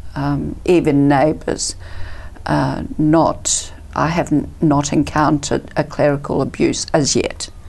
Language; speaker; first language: English; early bilingual, other home language; Italian